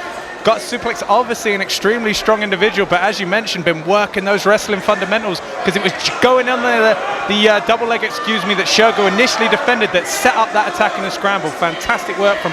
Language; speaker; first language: English; native; English